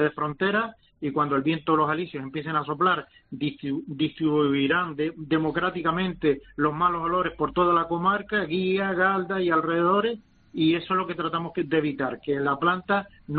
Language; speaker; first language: Spanish; native; Spanish